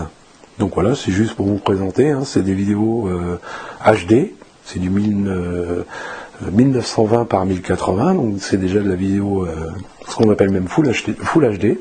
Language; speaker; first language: French; native; French